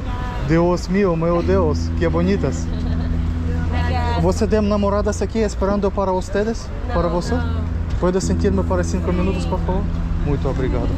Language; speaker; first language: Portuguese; non-native, learner; Russian